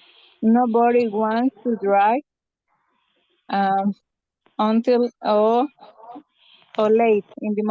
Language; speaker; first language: English; non-native, learner; Spanish